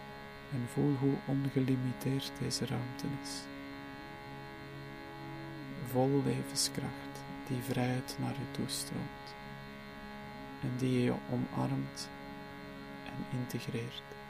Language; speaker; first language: Dutch; native; Dutch